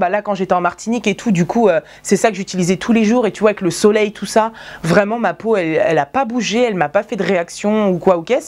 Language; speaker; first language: French; native; French